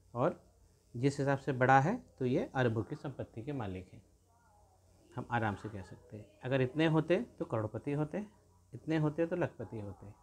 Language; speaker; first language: Hindi; native; Hindi